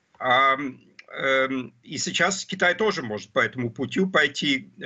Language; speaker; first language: Russian; non-native, fluent; German